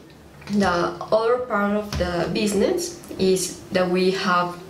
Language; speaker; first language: English; non-native, learner; Spanish